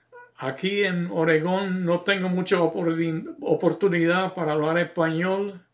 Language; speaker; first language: Spanish; non-native, fluent; English